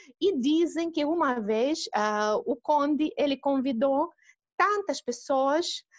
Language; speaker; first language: Portuguese; non-native, fluent; Russian